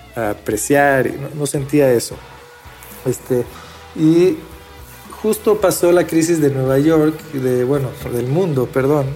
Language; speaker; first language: Spanish; early bilingual, other home language; Hebrew